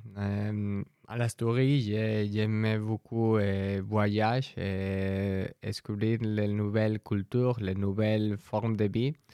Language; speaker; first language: French; non-native, learner; Spanish